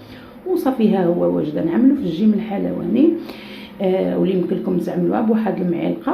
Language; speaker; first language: Arabic; native; Arabic